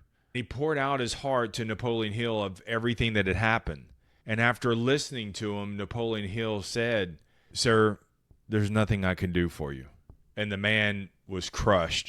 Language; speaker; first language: English; native; English